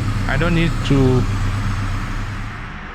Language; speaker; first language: English; non-native, learner; Thai